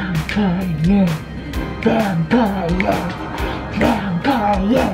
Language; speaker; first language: Korean; non-native, fluent; English